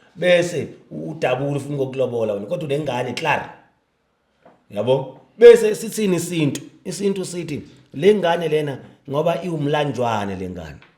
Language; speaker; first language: Zulu; native; Zulu